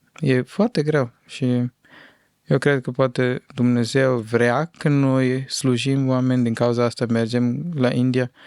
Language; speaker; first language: Romanian; non-native, fluent; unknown